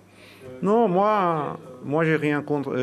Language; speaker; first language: French; non-native, learner; Portuguese